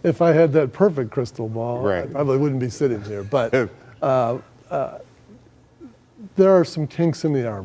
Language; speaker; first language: English; native; English